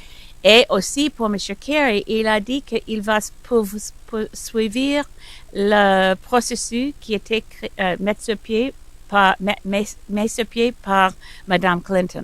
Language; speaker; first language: French; non-native, learner; English